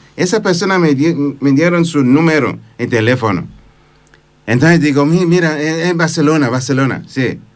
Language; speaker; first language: Spanish; non-native, fluent; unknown